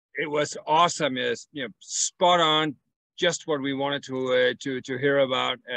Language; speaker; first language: English; non-native, fluent; Danish